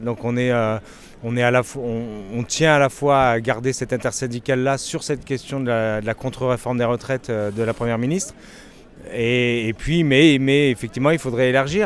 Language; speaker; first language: French; native; French